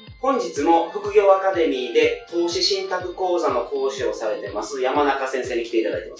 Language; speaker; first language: Japanese; native; Japanese